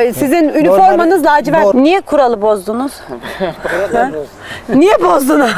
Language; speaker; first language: Turkish; native; Turkish